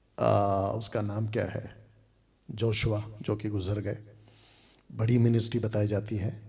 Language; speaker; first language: Hindi; native; Hindi